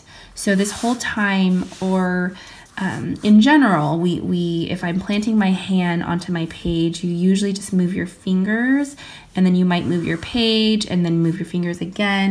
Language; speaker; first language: English; native; English